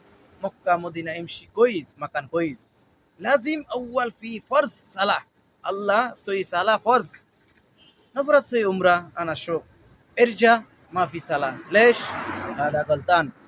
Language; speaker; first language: Arabic; non-native, learner; Bangla